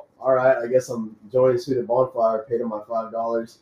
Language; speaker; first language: English; native; English